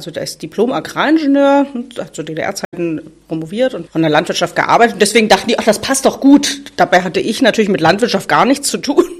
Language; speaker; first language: German; native; German